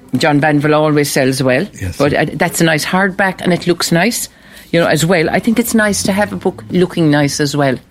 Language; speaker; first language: English; native; English